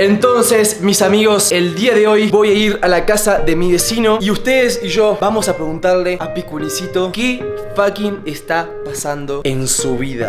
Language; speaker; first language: Spanish; native; Spanish